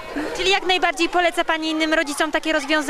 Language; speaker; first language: Polish; native; Polish